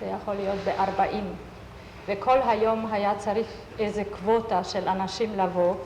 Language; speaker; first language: Hebrew; non-native, fluent; German